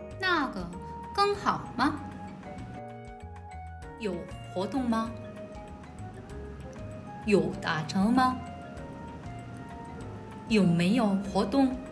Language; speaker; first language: Chinese; non-native, learner; Korean